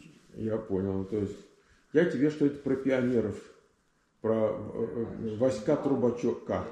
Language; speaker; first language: Russian; native; Russian